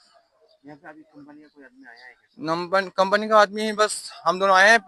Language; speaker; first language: Hindi; non-native, local second language; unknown